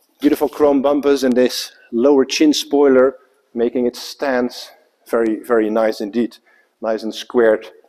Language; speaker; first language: English; non-native, fluent; Dutch